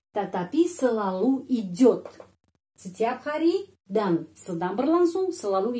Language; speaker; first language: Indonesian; non-native, fluent; Russian